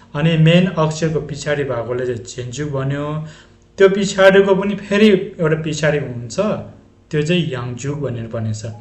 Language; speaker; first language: Nepali; non-native, local second language; Tibetan